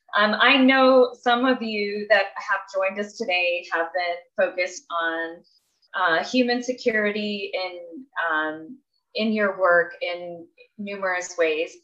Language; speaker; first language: English; native; English